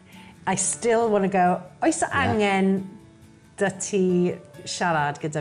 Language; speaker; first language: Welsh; non-native, learner; English